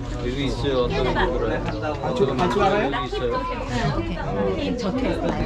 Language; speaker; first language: Korean; non-native, learner; Bangla